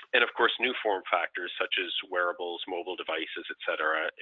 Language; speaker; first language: English; native; English